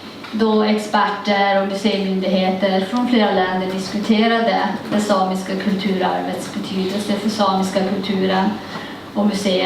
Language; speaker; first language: Swedish; native; Swedish